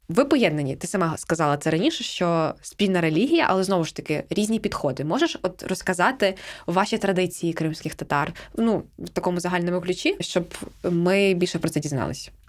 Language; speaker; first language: Ukrainian; native; Ukrainian